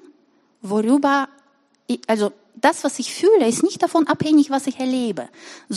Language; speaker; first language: German; non-native, fluent; Russian